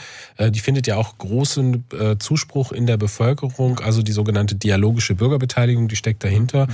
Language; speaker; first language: German; native; German